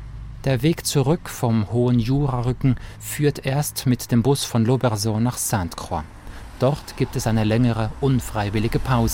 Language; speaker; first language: German; native; German